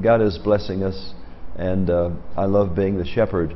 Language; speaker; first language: English; native; English